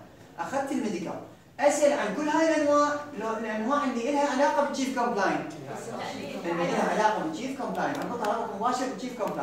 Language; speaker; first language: Arabic; native; Arabic